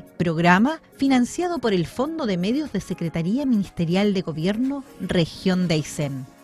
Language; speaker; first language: Spanish; native; Spanish